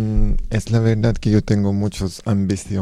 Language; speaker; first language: Spanish; non-native, learner; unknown